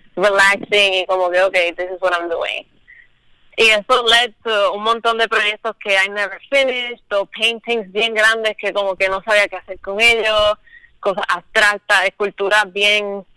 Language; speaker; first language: Spanish; native; Spanish